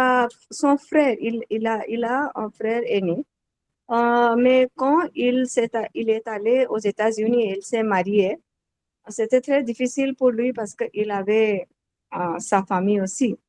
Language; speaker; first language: French; non-native, learner; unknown